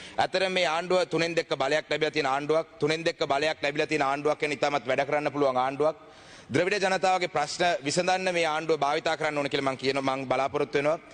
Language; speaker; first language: Sinhala; non-native, local second language; Tamil